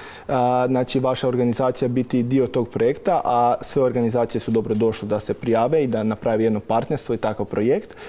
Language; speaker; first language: Croatian; native; Croatian